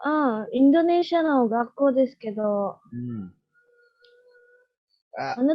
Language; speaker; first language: Japanese; non-native, learner; Indonesian